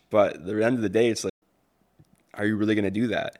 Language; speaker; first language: English; native; English